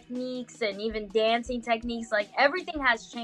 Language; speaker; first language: English; non-native, fluent; Portuguese